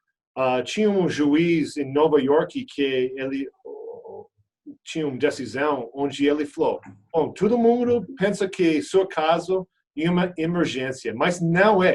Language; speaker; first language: Portuguese; non-native, fluent; English